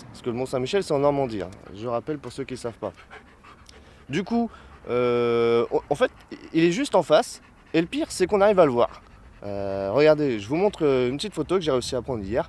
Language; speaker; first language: French; native; French